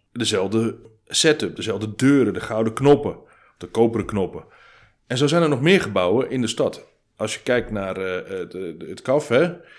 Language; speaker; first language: Dutch; native; Dutch